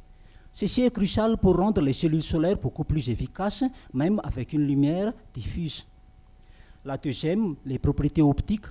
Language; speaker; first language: French; non-native, local second language; Malagasy